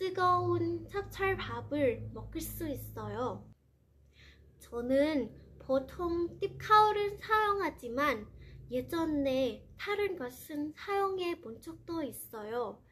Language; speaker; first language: Korean; non-native, learner; Lao